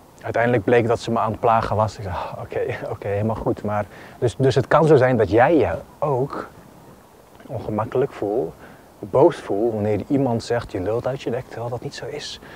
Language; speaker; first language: Dutch; early bilingual, other home language; Bosnian